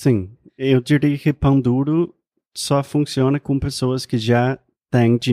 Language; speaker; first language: Portuguese; non-native, fluent; English